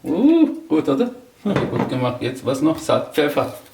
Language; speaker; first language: German; non-native, local second language; Turkish